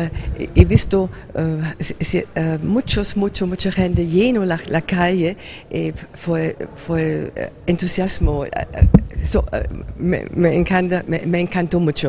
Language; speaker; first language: Spanish; non-native, learner; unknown